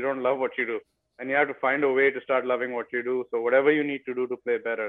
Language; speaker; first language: English; non-native, local second language; Bangla